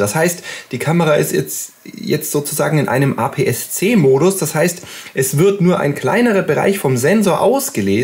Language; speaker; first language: German; native; German